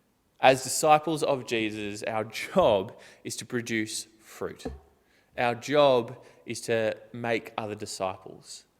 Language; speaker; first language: English; native; English